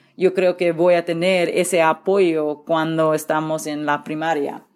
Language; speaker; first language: Spanish; early bilingual, heritage; Spanish